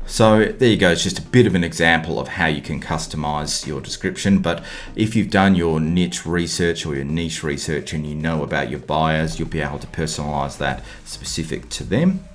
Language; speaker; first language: English; native; English